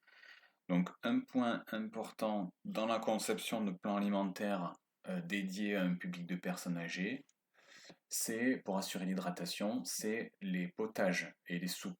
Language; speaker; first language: French; native; French